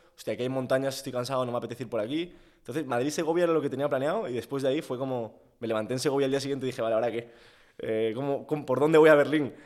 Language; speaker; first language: Spanish; native; Spanish